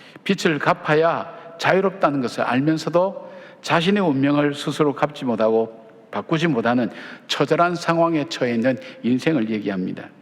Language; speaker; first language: Korean; native; Korean